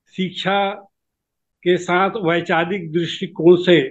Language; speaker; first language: Hindi; native; Hindi